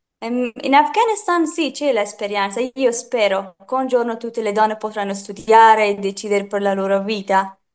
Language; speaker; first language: Italian; non-native, learner; Persian